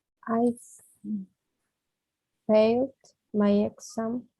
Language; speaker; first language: English; non-native, learner; Portuguese